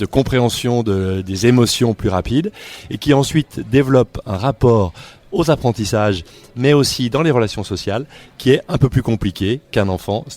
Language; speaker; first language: French; native; French